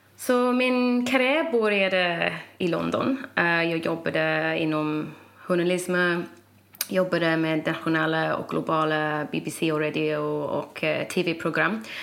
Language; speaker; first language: Swedish; non-native, fluent; English